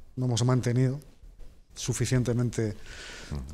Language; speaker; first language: Spanish; native; Spanish